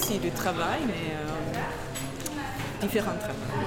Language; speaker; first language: French; non-native, learner; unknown